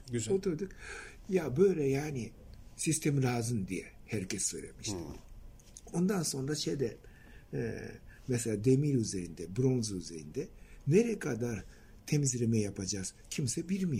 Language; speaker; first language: Turkish; non-native, fluent; Japanese